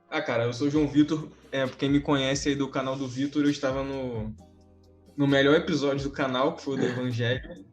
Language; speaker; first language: Portuguese; native; Portuguese